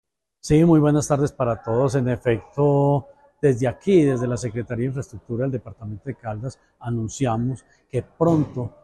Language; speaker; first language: Spanish; native; Spanish